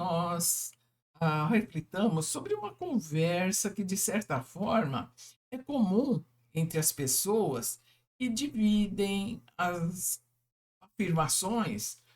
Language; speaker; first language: Portuguese; native; Portuguese